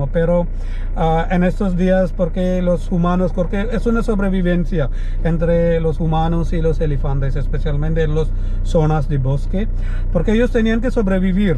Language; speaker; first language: Spanish; non-native, learner; Malayalam